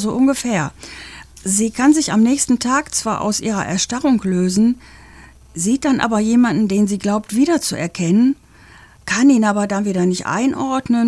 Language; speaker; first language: German; native; German